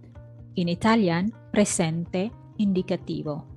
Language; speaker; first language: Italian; non-native, fluent; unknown